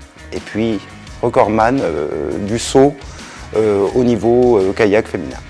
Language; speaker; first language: French; native; French